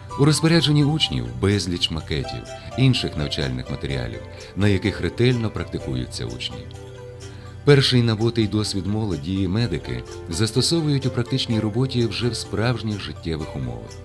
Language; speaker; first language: Ukrainian; native; Ukrainian